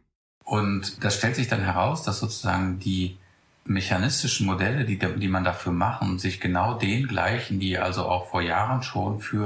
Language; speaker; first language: German; native; German